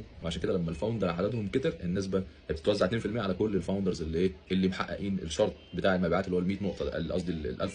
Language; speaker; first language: Arabic; native; Arabic